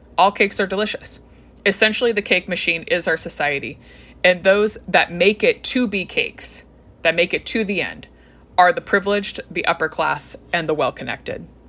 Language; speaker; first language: English; native; English